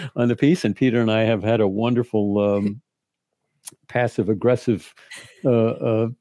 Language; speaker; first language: English; native; English